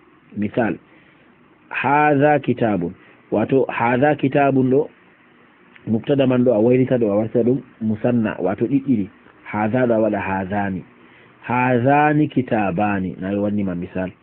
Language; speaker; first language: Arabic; non-native, fluent; Fula